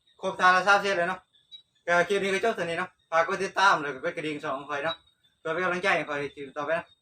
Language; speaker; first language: Thai; non-native, local second language; Northeastern Thai